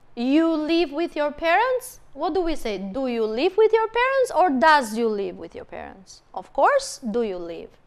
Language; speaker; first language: English; non-native, fluent; Albanian